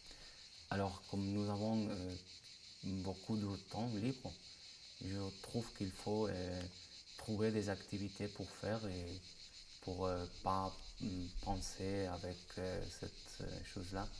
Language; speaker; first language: French; non-native, learner; Spanish